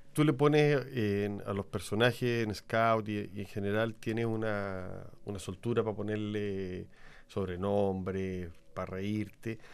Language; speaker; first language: Spanish; native; Spanish